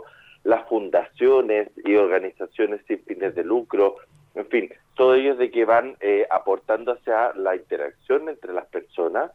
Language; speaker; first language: Spanish; native; Spanish